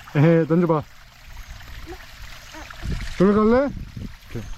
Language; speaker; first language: Korean; early bilingual, heritage; Korean